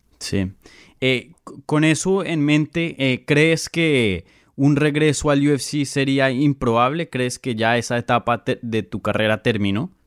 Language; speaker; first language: Spanish; native; Spanish